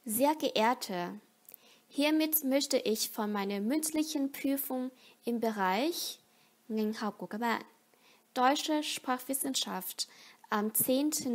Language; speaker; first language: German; non-native, fluent; Vietnamese